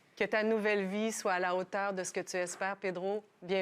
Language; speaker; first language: French; native; French